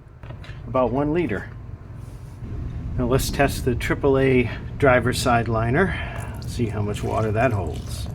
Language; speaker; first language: English; native; English